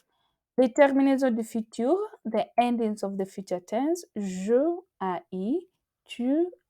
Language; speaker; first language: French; non-native, fluent; English